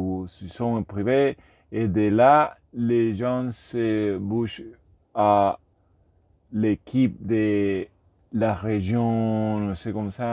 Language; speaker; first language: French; non-native, learner; Spanish